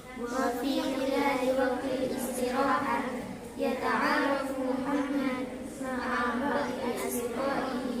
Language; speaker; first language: Arabic; non-native, learner; Indonesian